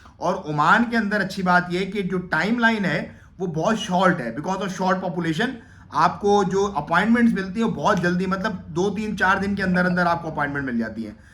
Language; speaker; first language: Urdu; native; Urdu